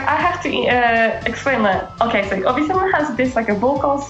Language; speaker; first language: English; non-native, fluent; Japanese